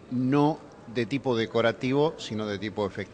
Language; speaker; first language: Spanish; native; Spanish